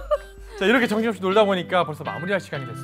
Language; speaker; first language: Korean; native; Korean